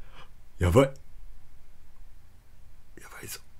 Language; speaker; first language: Japanese; native; Japanese